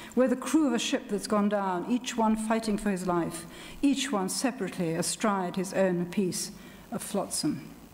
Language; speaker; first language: English; early bilingual, other home language; Italian